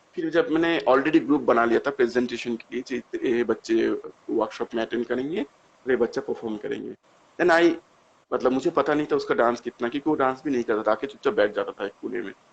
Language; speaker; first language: Hindi; non-native, local second language; Bangla